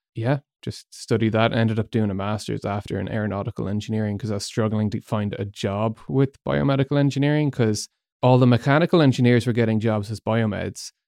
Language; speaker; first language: English; native; English